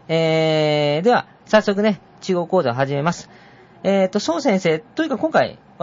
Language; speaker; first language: Japanese; native; Japanese